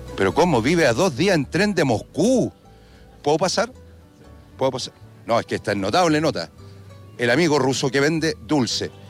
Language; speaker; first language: Spanish; native; Spanish